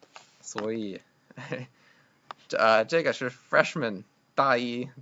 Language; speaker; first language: Chinese; non-native, fluent; English